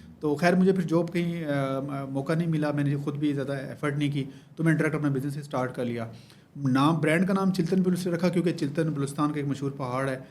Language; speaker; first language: Urdu; non-native, local second language; Baluchi